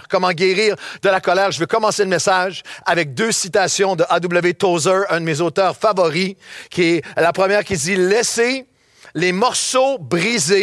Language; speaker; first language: French; native; French